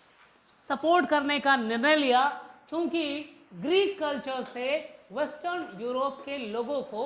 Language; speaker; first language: Hindi; native; Hindi